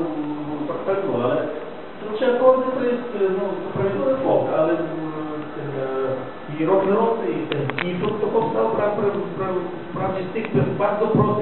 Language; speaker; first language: Polish; non-native, learner; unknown